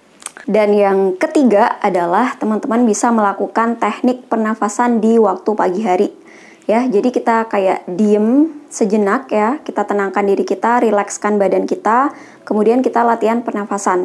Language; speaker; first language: Indonesian; native; Indonesian